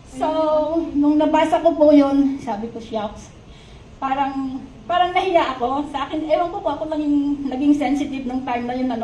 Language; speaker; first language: Filipino; native; Filipino